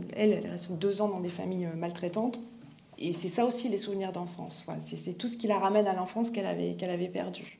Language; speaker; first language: French; native; French